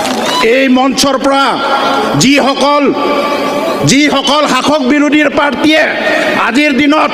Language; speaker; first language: Assamese; non-native, local second language; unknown